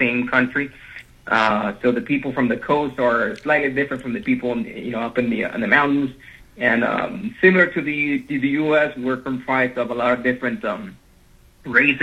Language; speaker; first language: English; non-native, fluent; Spanish